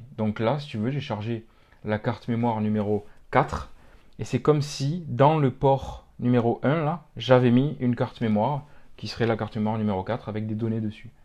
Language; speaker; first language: French; native; French